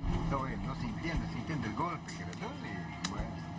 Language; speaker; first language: Spanish; non-native, local second language; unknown